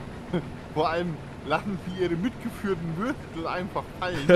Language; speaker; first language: German; native; German